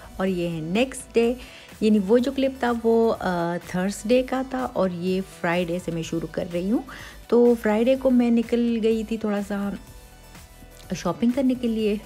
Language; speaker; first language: Urdu; native; Urdu